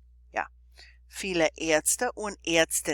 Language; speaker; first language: German; non-native, fluent; English